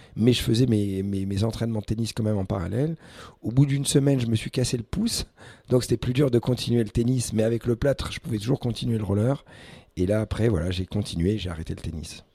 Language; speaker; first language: French; early bilingual, other home language; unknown